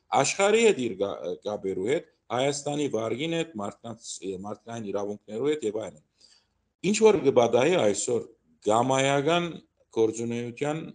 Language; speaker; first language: Armenian; early bilingual, heritage; Armenian